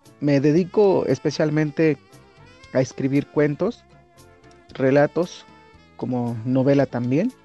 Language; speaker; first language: Spanish; non-native, local second language; Tzotzil